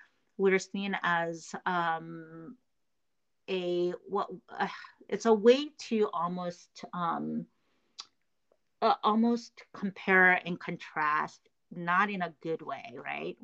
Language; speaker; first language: English; early bilingual, other home language; Korean